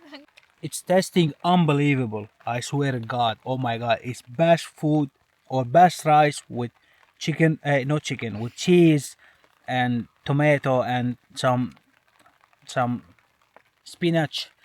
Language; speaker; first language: English; non-native, learner; Finnish